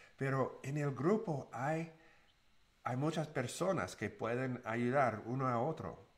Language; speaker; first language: Spanish; non-native, learner; English